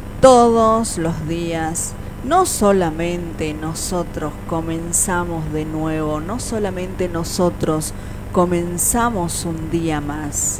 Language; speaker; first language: Spanish; native; Spanish